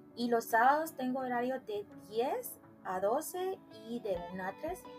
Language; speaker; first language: Spanish; native; Spanish